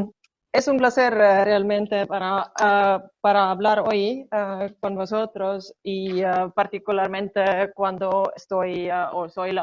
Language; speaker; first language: Spanish; non-native, fluent; Estonian